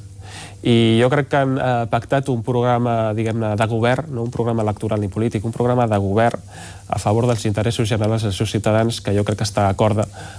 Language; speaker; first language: Catalan; native; Catalan